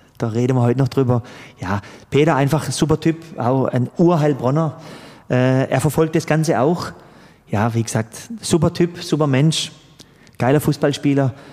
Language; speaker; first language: German; early bilingual, other home language; Croatian